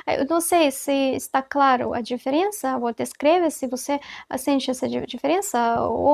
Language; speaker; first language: Portuguese; non-native, fluent; Russian